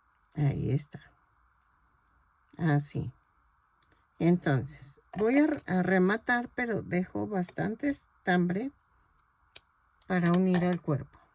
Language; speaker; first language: Spanish; native; Spanish